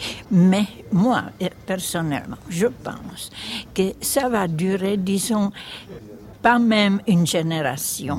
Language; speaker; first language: French; non-native, fluent; Czech